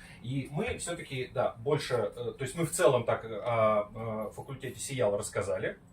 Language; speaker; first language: Russian; native; Russian